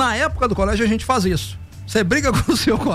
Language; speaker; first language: Portuguese; native; Portuguese